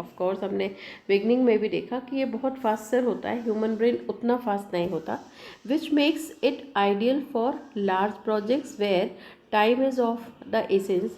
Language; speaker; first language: Hindi; native; Hindi